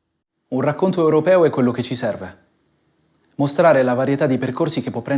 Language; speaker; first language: Italian; native; Italian